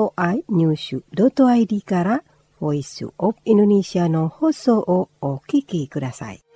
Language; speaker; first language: Japanese; non-native, fluent; Indonesian